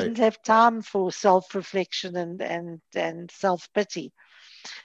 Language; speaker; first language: English; native; English